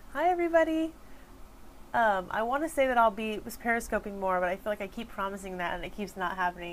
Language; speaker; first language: English; native; English